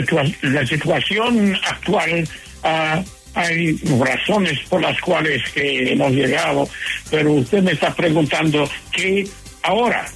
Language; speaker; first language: Spanish; non-native, fluent; English